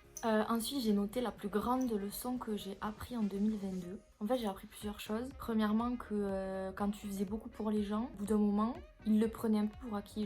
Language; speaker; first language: French; native; French